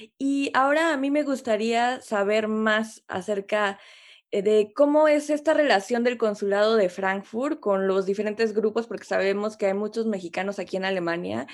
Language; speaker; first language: Spanish; native; Spanish